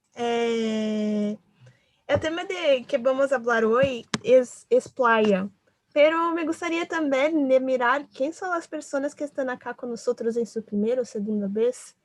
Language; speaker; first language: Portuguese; non-native, learner; Spanish